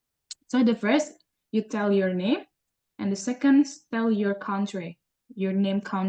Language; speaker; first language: English; non-native, learner; Indonesian